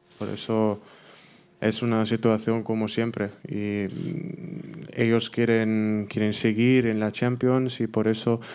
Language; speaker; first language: Spanish; non-native, fluent; German